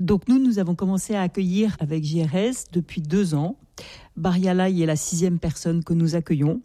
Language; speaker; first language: French; native; French